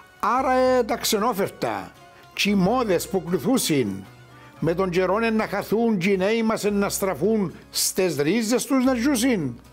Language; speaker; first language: Greek; native; Greek